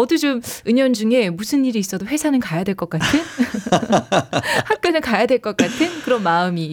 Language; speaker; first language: Korean; native; Korean